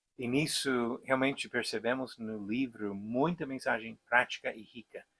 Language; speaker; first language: Portuguese; non-native, fluent; English